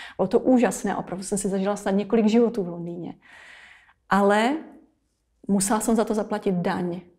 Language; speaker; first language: Czech; native; Czech